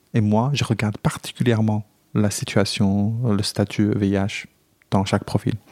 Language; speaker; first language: French; non-native, fluent; Chinese